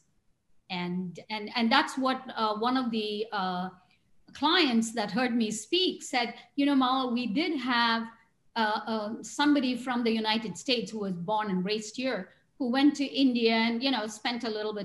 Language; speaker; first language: English; non-native, local second language; Tamil